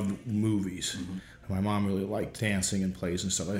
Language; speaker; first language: English; native; English